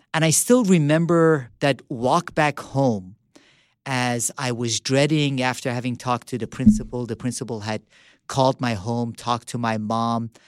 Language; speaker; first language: English; early bilingual, other home language; Persian